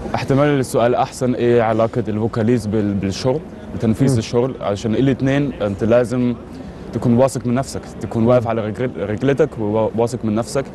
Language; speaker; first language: Arabic; early bilingual, heritage; Arabic